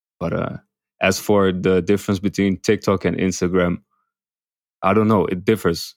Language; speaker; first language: English; non-native, fluent; Dutch